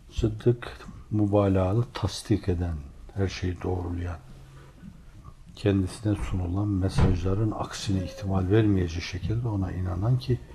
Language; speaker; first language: Turkish; native; Turkish